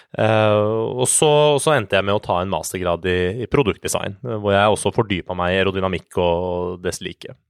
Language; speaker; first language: Norwegian; early bilingual, other home language; Persian